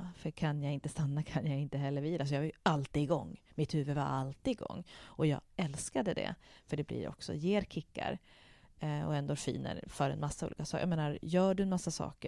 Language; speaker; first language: Swedish; native; Swedish